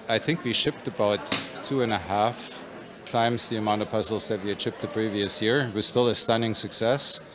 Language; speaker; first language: English; non-native, fluent; German